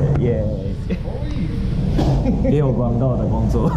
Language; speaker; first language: Chinese; non-native, learner; Japanese